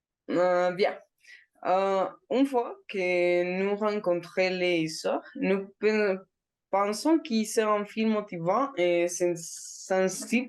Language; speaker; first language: French; non-native, learner; Spanish